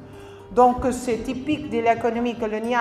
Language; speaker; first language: French; non-native, learner; Spanish